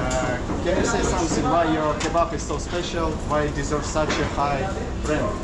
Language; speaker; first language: English; non-native, fluent; Russian